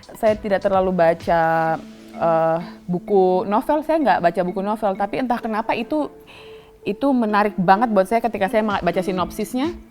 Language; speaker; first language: Indonesian; native; Indonesian